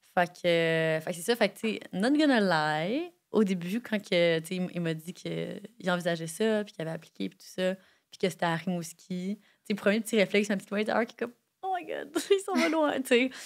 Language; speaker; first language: French; native; French